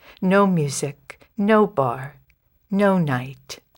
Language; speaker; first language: English; native; English